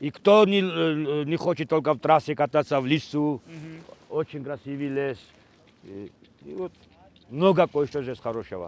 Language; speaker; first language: Russian; non-native, fluent; Georgian